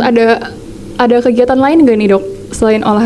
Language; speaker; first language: Indonesian; native; Indonesian